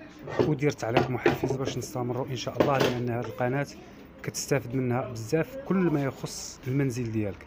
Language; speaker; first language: Arabic; native; Arabic